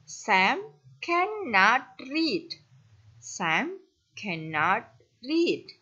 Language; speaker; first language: English; non-native, fluent; Indonesian